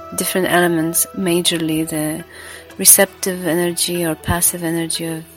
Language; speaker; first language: English; non-native, fluent; Latvian